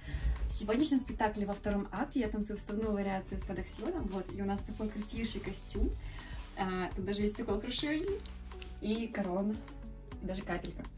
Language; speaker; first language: Russian; native; Russian